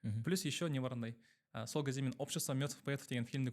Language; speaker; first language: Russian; non-native, local second language; Kazakh